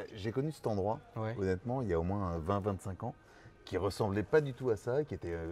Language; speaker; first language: French; native; French